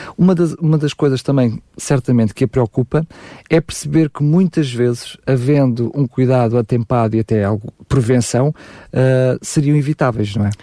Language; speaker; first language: Portuguese; native; Portuguese